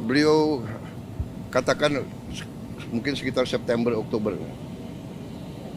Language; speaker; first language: Indonesian; native; Indonesian